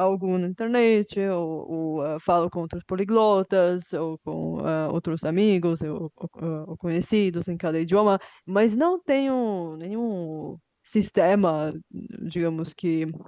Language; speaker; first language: Portuguese; non-native, fluent; Bulgarian